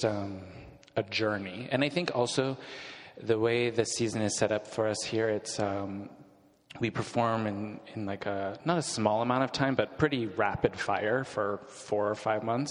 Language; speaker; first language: English; native; English